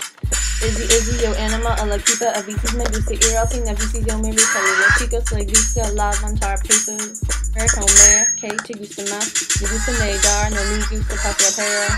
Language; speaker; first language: Spanish; non-native, learner; English